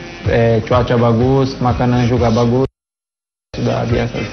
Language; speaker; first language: Indonesian; non-native, fluent; Portuguese